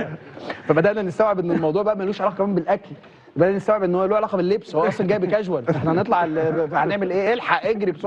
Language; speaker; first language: Arabic; native; Arabic